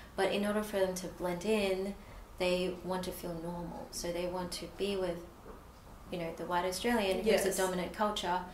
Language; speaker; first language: English; native; English